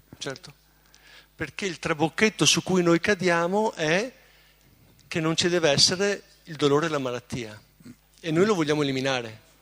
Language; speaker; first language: Italian; native; Italian